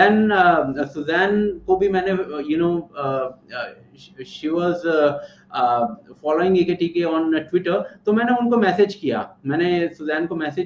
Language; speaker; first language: Hindi; native; Hindi